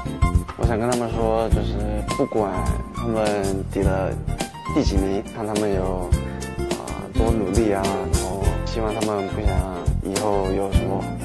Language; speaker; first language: Chinese; early bilingual, heritage; English